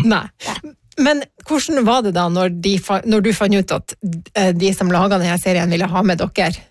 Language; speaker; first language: Norwegian; native; Norwegian